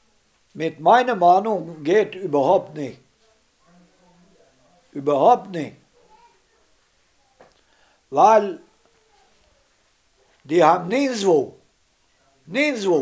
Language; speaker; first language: German; non-native, learner; Romany